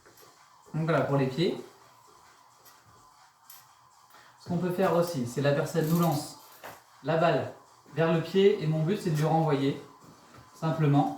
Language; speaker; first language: French; native; French